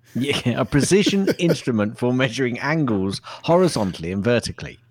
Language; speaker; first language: English; native; English